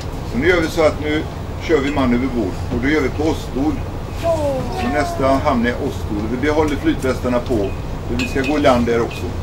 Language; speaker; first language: Swedish; native; Swedish